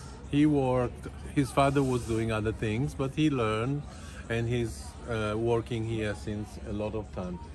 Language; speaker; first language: English; non-native, fluent; Italian